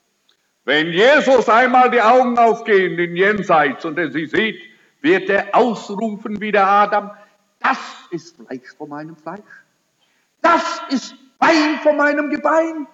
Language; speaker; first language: German; early bilingual, heritage; German